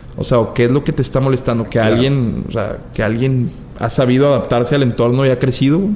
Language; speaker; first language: Spanish; native; Spanish